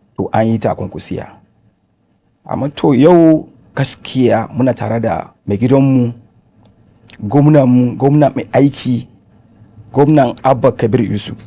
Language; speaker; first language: Hausa; non-native, local second language; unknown